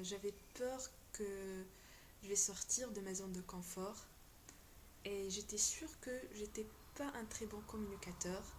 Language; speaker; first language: French; non-native, local second language; Arabic